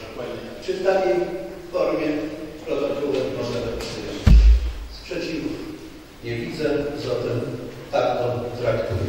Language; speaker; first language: Polish; native; Polish